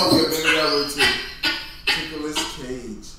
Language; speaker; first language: English; native; English